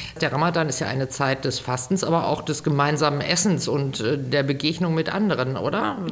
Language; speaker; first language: German; native; German